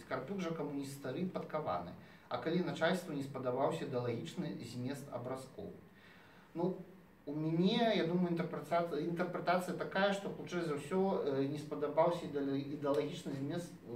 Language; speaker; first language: Belarusian; native; Belarusian